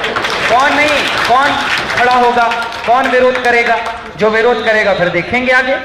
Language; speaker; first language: Hindi; native; Hindi